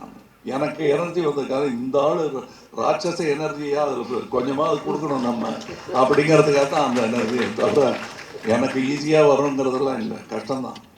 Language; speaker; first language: Tamil; native; Tamil